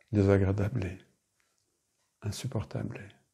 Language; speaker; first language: Spanish; non-native, fluent; French